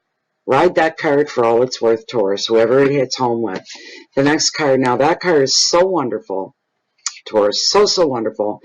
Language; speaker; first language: English; native; English